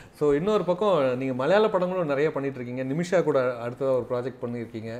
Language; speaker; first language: Tamil; native; Tamil